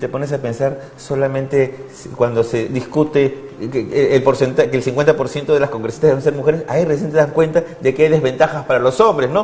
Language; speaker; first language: Spanish; native; Spanish